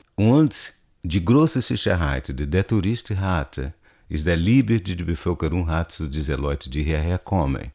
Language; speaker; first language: German; non-native, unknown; Portuguese